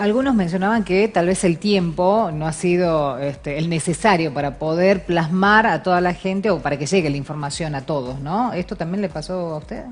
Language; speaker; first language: Spanish; native; Spanish